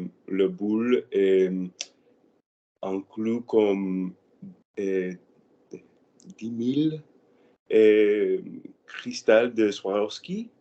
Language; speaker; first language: French; non-native, learner; Spanish